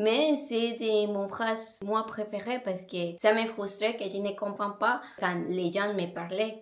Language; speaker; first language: French; non-native, learner; Spanish